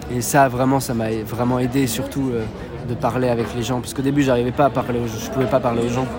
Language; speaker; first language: French; native; French